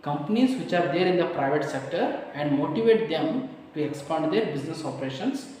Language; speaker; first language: English; non-native, local second language; Kannada